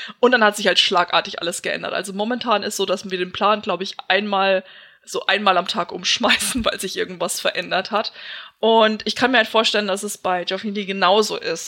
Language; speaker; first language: German; native; German